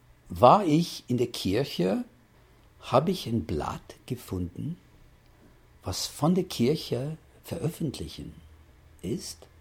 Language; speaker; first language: German; non-native, fluent; English